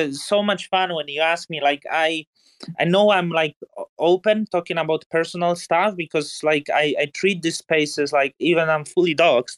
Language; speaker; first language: English; non-native, fluent; Polish